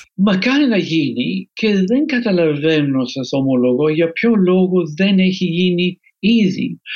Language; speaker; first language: Greek; non-native, fluent; English